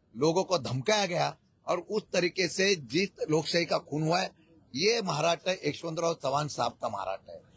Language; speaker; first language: Hindi; non-native, local second language; Marathi